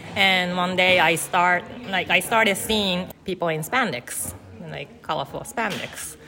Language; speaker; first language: English; non-native, fluent; Japanese